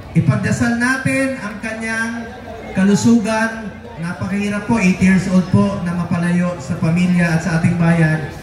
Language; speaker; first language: Filipino; non-native, local second language; Cebuano